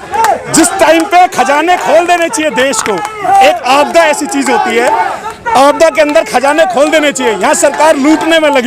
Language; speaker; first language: Hindi; native; Hindi